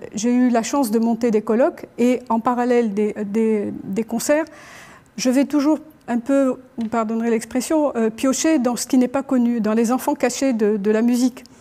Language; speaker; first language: French; non-native, local second language; Arabic